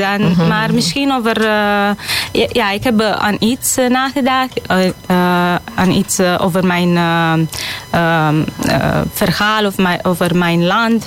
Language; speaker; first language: Dutch; non-native, learner; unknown